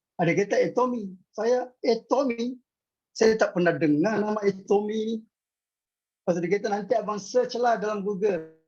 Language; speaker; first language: Malay; native; Malay